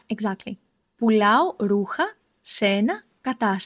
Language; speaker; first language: Greek; non-native, fluent; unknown